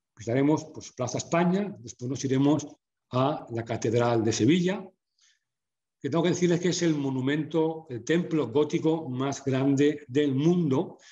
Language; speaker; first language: Spanish; native; Spanish